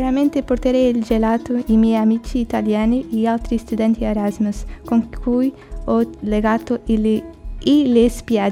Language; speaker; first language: Italian; non-native, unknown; Portuguese